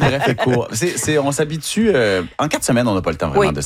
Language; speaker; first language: French; native; French